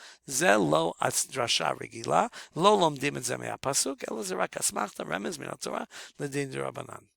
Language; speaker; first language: Hebrew; non-native, fluent; English